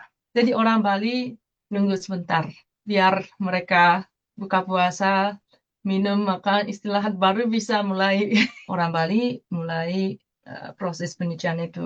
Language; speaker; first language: Indonesian; non-native, fluent; Japanese